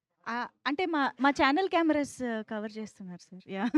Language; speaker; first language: Telugu; native; Telugu